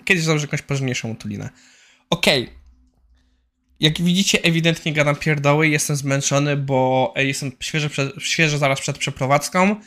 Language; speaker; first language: Polish; native; Polish